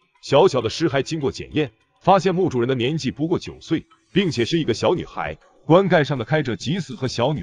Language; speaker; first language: Chinese; native; Chinese